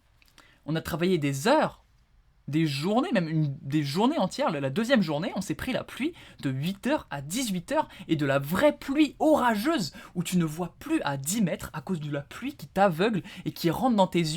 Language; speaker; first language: French; native; French